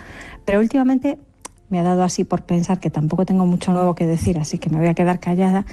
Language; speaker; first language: Spanish; native; Spanish